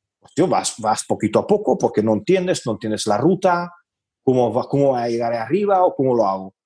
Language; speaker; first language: Spanish; non-native, fluent; Hungarian